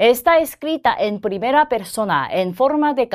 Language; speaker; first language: Spanish; non-native, fluent; Korean